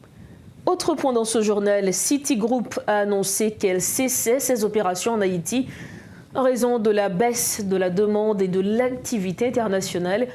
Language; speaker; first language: French; non-native, local second language; Haitian Creole